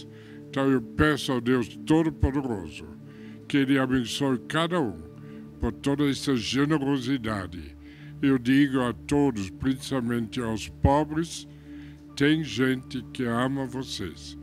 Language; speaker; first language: Portuguese; non-native, fluent; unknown